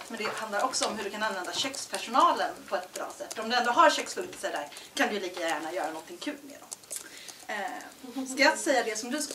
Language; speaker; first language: Swedish; native; Swedish